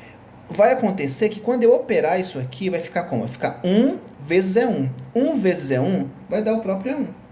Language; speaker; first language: Portuguese; native; Portuguese